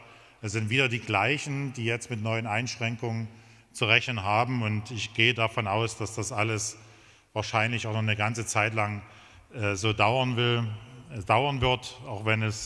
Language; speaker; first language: German; native; German